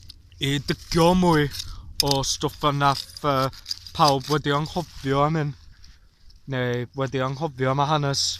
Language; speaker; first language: Welsh; non-native, learner; English